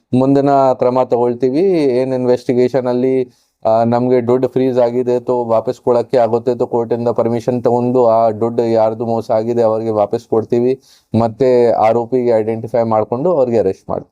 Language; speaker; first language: Kannada; non-native, fluent; Hindi